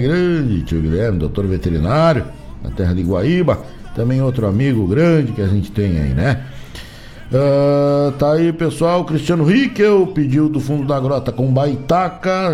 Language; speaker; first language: Portuguese; native; Portuguese